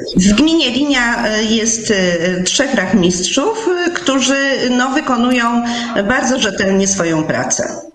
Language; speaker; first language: Polish; native; Polish